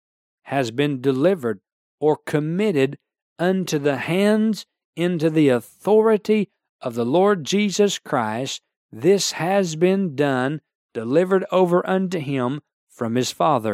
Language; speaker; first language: English; native; English